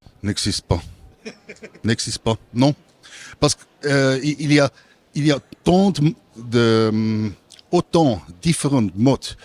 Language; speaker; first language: French; non-native, local second language; German